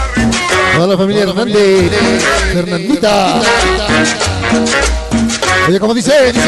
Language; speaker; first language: Spanish; native; Spanish